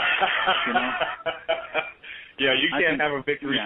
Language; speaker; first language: English; native; English